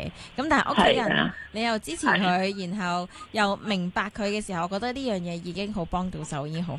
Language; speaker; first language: Cantonese; native; Cantonese